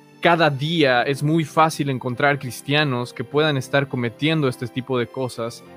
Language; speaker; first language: Spanish; native; Spanish